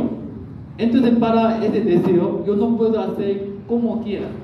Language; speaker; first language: Spanish; non-native, learner; Korean